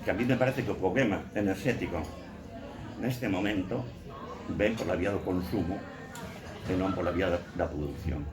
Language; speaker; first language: Spanish; non-native, local second language; Galician